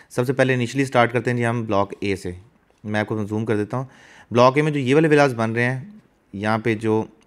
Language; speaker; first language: Urdu; native; Urdu